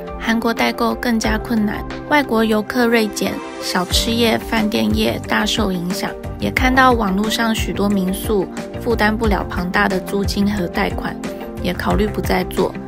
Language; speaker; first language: Chinese; native; Chinese